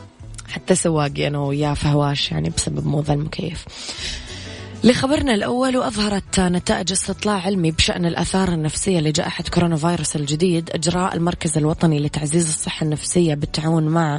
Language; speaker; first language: Arabic; native; Arabic